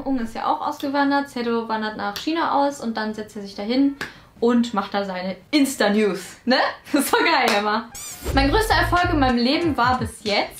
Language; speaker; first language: German; native; German